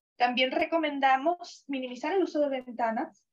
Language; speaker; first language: Spanish; non-native, fluent; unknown